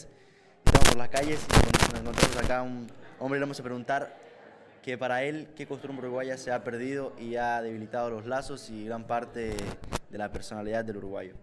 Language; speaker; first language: Spanish; native; Spanish